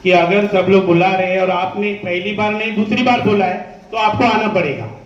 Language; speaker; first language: Hindi; non-native, local second language; Marathi